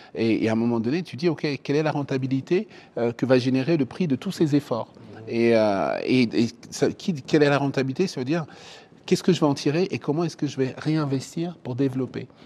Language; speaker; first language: French; early bilingual, other home language; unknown